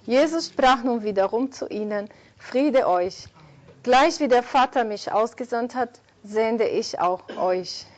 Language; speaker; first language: German; non-native, fluent; Portuguese